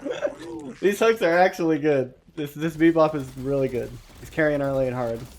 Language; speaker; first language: English; native; English